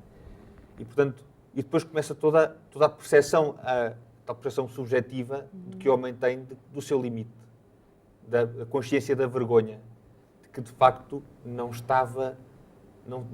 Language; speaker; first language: Portuguese; native; Portuguese